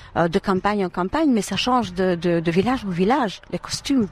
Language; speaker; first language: French; non-native, fluent; Albanian